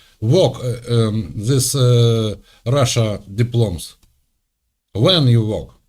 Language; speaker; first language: English; non-native, learner; Ukrainian